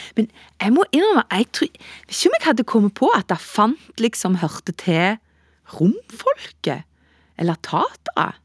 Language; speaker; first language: Norwegian; native; Norwegian